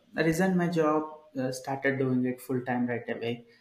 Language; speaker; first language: English; non-native, local second language; Telugu